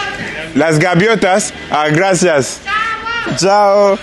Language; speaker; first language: Spanish; non-native, learner; French